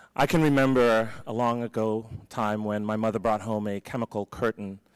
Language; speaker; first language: English; native; English